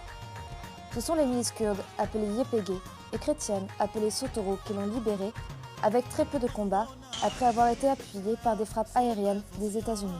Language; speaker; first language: French; native; French